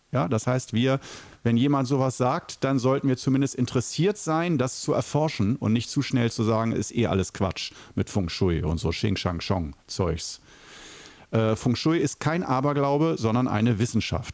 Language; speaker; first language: German; native; German